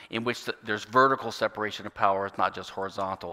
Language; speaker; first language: English; native; English